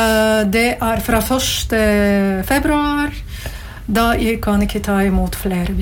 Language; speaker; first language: Norwegian; non-native, learner; Latvian